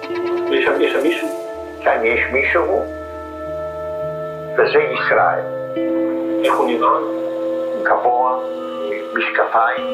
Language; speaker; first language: Hebrew; non-native, fluent; Polish